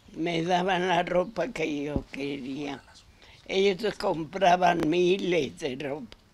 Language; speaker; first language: Spanish; native; Spanish